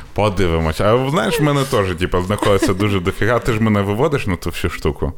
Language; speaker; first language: Ukrainian; native; Ukrainian